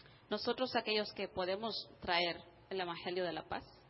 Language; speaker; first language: Spanish; native; Spanish